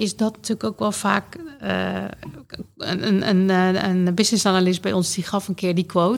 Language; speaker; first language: Dutch; native; Dutch